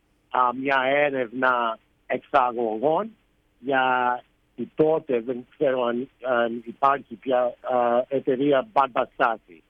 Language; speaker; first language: Greek; early bilingual, heritage; Greek